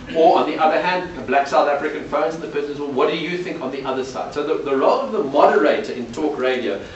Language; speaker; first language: English; native; English